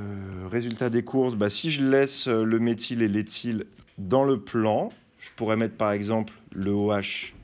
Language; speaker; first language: French; native; French